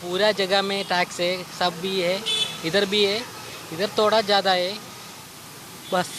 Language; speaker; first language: Hindi; non-native, local second language; Malayalam